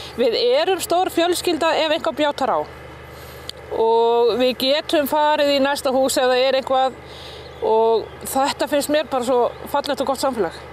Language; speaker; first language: Icelandic; native; Icelandic